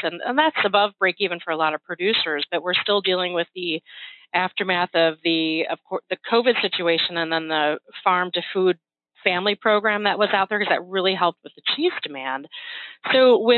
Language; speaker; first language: English; native; English